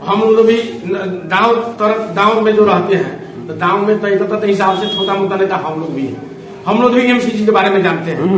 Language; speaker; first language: Hindi; non-native, local second language; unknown